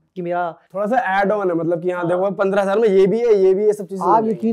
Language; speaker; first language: Hindi; native; Hindi